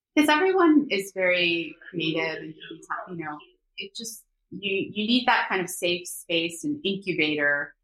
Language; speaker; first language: English; early bilingual, other home language; Korean